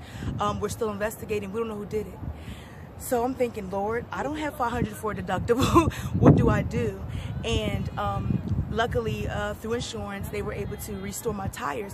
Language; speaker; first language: English; native; English